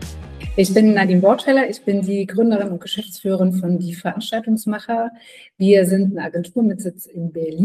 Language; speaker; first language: German; native; German